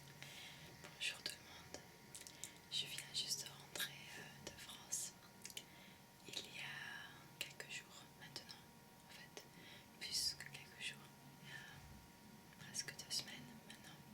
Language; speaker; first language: French; early bilingual, heritage; French